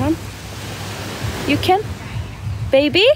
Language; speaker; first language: English; non-native, learner; Thai